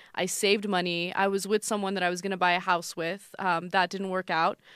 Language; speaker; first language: English; early bilingual, other home language; Armenian